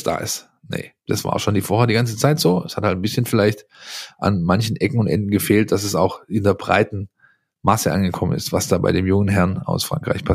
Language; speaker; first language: German; native; German